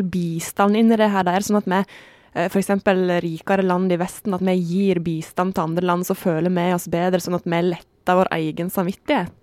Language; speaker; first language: Norwegian; native; Norwegian